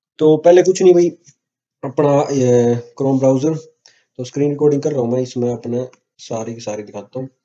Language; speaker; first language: Hindi; native; Hindi